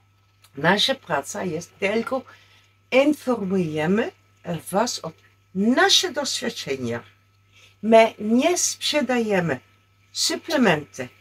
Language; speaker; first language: Polish; non-native, learner; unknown